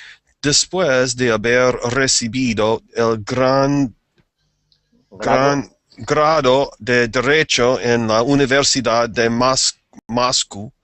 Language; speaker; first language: Spanish; non-native, fluent; English